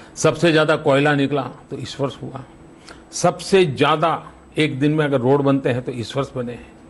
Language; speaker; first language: Hindi; non-native, local second language; Gujarati